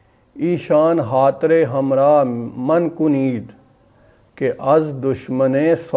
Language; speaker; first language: Persian; non-native, fluent; Urdu